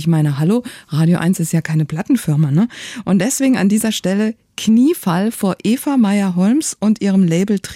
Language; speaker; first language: German; native; German